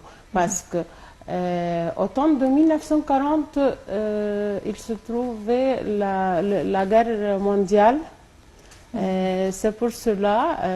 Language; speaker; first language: French; non-native, local second language; Arabic